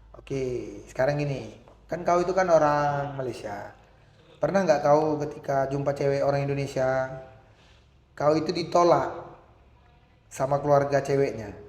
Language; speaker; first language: Indonesian; native; Indonesian